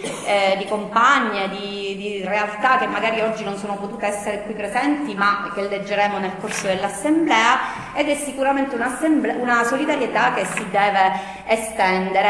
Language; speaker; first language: Italian; native; Italian